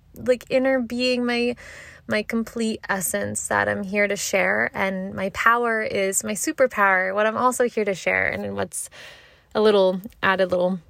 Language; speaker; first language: English; native; English